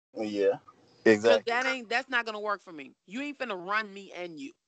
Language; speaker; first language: English; native; English